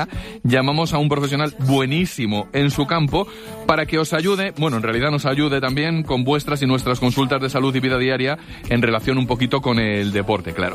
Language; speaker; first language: Spanish; native; Spanish